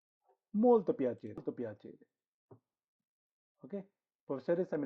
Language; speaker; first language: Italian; non-native, fluent; Hindi